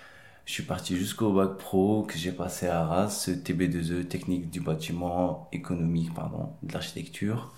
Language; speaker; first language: French; early bilingual, other home language; Arabic